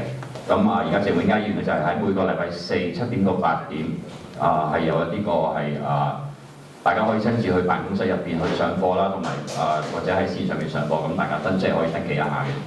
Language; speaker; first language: Cantonese; native; Cantonese